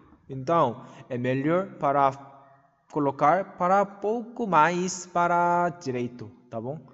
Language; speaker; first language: Portuguese; non-native, learner; Korean